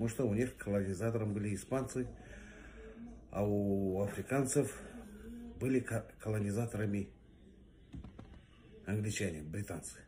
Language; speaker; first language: Russian; non-native, local second language; Kazakh